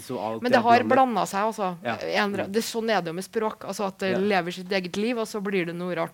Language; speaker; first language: Norwegian; native; Norwegian